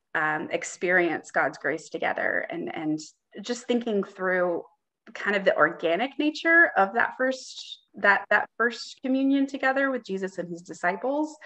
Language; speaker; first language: English; native; English